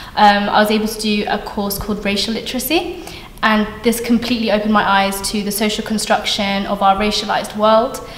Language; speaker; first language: English; native; English